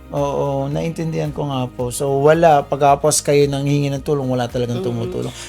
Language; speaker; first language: Filipino; native; Filipino